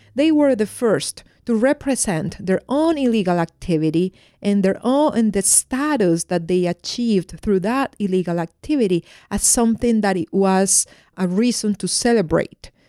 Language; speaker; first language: English; non-native, fluent; Spanish